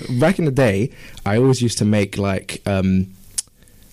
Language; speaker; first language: English; native; English